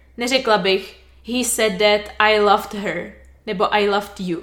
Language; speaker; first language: English; non-native, fluent; Czech